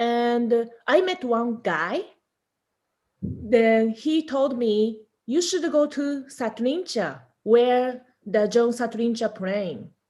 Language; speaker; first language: English; non-native, learner; Japanese